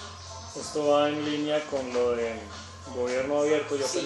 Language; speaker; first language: Spanish; native; Spanish